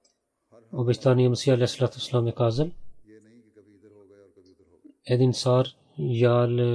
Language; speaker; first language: Bulgarian; non-native, learner; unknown